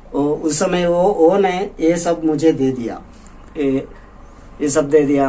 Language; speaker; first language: Hindi; non-native, local second language; Malayalam